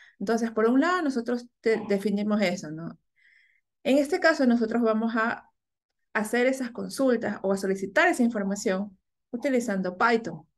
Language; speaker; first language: Spanish; native; Spanish